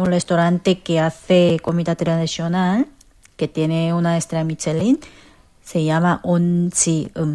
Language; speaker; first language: Spanish; non-native, fluent; Korean